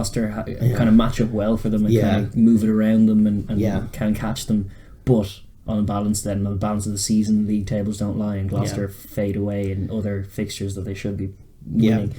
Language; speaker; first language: English; native; English